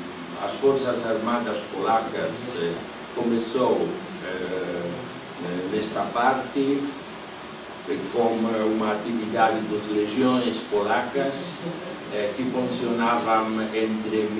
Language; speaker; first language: Portuguese; non-native, fluent; Polish